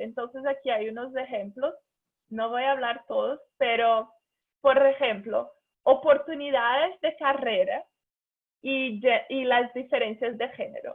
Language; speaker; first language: Spanish; non-native, fluent; Portuguese